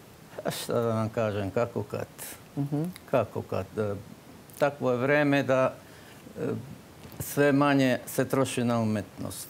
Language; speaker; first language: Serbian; non-native, local second language; Slovak